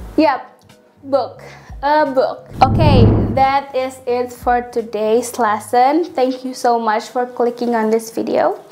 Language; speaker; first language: English; non-native, fluent; Indonesian